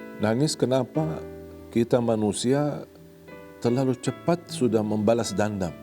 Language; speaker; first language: Indonesian; non-native, fluent; Arabic